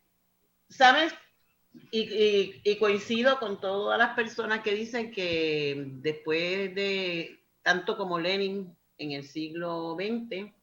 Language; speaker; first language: Spanish; native; Spanish